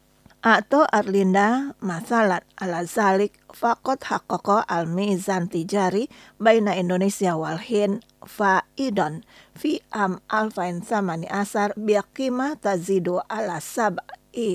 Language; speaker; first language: Arabic; non-native, learner; Indonesian